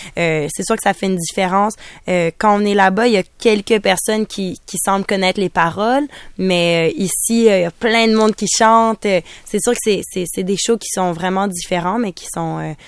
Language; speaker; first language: French; native; French